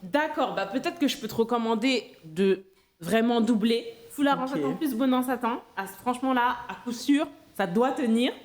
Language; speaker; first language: French; non-native, local second language; Haitian Creole